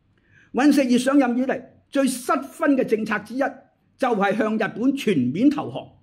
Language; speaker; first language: Chinese; native; Chinese